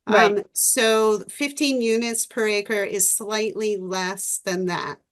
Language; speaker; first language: English; native; English